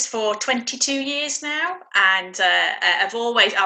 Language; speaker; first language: English; native; English